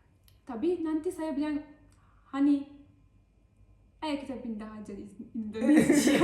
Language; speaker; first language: Indonesian; non-native, learner; Turkish